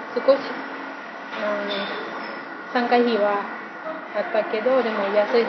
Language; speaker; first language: Japanese; non-native, learner; Thai